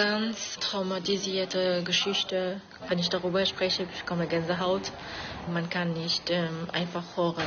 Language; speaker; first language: German; non-native, learner; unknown